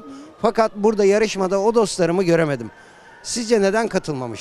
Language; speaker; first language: Turkish; native; Turkish